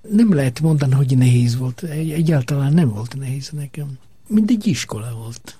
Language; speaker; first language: Hungarian; non-native, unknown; Italian